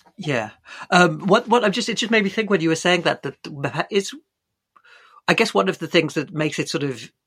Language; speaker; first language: English; native; English